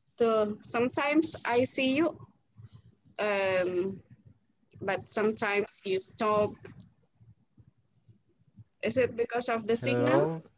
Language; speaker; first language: English; non-native, fluent; Indonesian